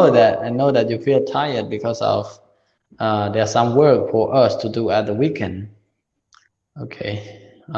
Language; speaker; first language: English; non-native, learner; Khmer